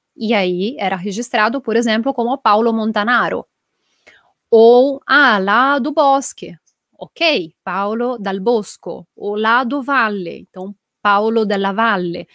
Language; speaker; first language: Portuguese; non-native, fluent; Italian